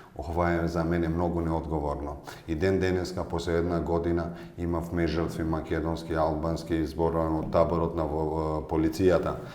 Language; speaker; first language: Macedonian; non-native, local second language; Albanian